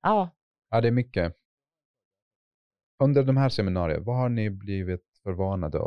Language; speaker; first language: Swedish; non-native, fluent; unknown